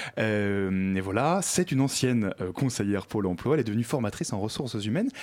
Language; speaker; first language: French; native; French